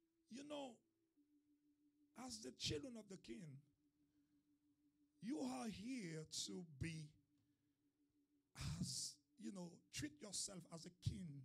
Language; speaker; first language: English; non-native, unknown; Haitian Creole